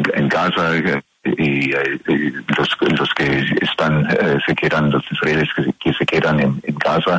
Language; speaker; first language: Spanish; non-native, learner; English